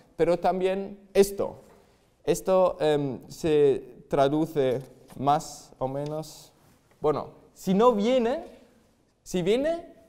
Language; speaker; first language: Spanish; non-native, fluent; German